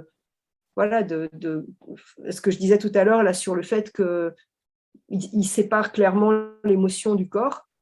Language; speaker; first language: French; native; French